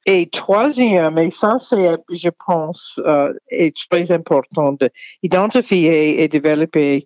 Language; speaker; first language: French; non-native, fluent; English